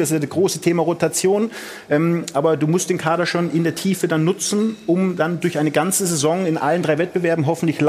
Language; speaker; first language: German; native; German